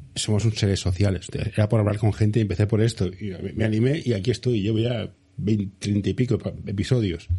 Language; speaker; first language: Spanish; native; Spanish